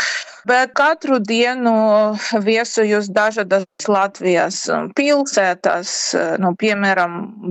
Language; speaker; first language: Latvian; non-native, learner; Ukrainian